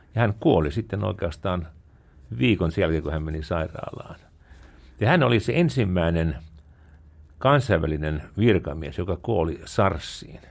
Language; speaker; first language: Finnish; native; Finnish